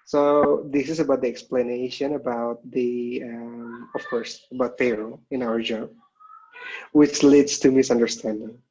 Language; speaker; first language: English; non-native, local second language; Indonesian